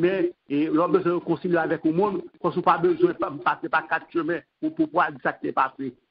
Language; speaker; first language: French; non-native, local second language; Haitian Creole